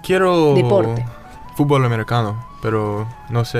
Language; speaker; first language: Spanish; non-native, learner; English